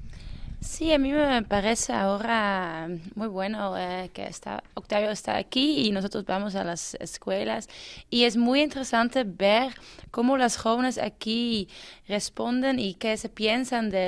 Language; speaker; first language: Spanish; non-native, fluent; Dutch